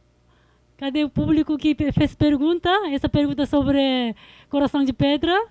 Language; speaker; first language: Portuguese; non-native, fluent; Korean